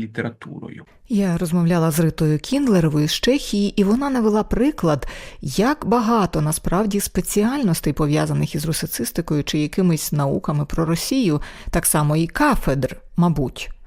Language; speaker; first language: Ukrainian; native; Ukrainian